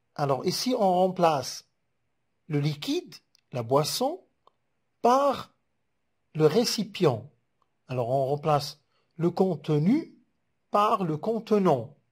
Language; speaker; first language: French; non-native, local second language; Arabic